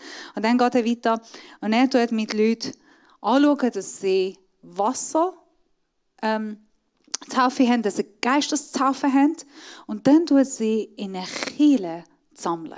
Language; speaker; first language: German; non-native, fluent; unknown